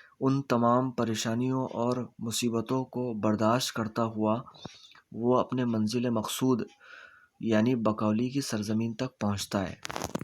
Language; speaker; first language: Urdu; native; Urdu